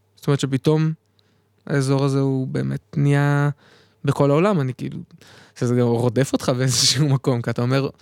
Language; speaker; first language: Hebrew; native; Hebrew